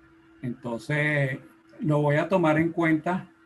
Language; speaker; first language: Spanish; native; Spanish